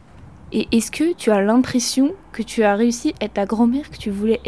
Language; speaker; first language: French; native; French